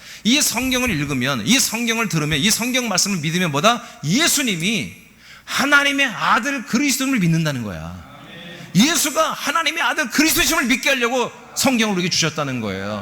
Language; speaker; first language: Korean; native; Korean